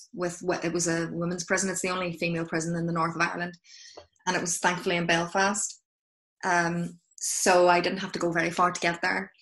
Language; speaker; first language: English; native; English